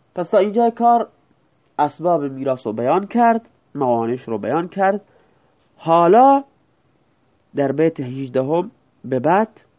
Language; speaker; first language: Persian; non-native, local second language; Baluchi